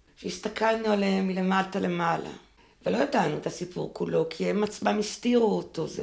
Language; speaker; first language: Hebrew; non-native, local second language; French